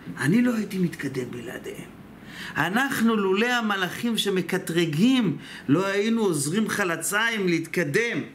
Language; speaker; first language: Hebrew; native; Hebrew